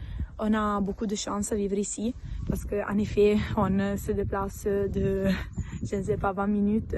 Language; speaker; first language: French; non-native, local second language; Italian